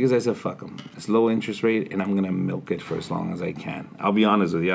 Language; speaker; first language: English; early bilingual, other home language; Spanish